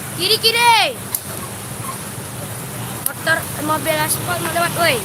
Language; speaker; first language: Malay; non-native, local second language; Minangkabau